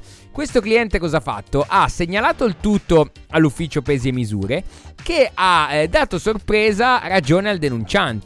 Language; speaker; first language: Italian; native; Italian